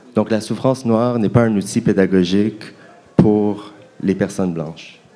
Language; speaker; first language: French; native; French